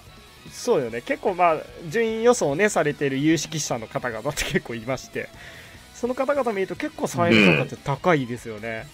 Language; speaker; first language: Japanese; native; Japanese